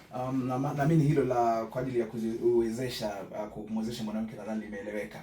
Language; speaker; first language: Swahili; native; Swahili